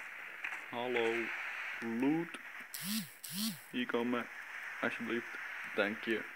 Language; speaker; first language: Dutch; native; Dutch